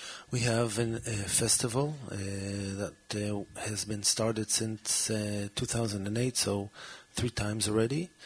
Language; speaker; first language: English; early bilingual, other home language; Hebrew